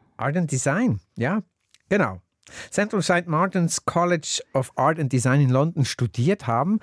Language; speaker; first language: German; native; German